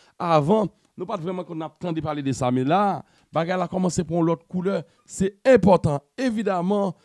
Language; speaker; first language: French; non-native, local second language; Haitian Creole